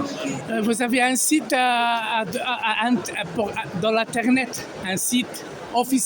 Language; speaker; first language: French; non-native, local second language; Arabic